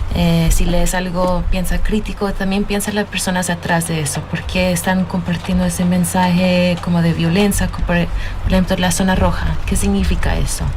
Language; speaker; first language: Spanish; early bilingual, heritage; Spanish